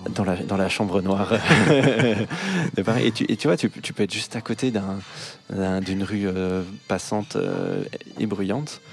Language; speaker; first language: French; native; French